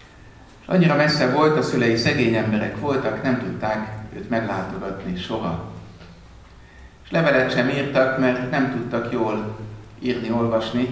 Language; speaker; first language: Hungarian; native; Hungarian